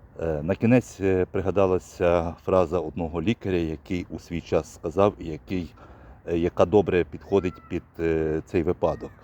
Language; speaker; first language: Ukrainian; native; Ukrainian